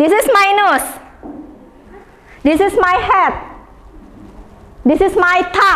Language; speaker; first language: English; non-native, fluent; Indonesian